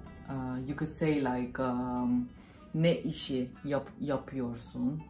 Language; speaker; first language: Turkish; early bilingual, heritage; Turkish